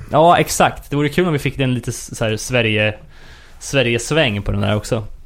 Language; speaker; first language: Swedish; native; Swedish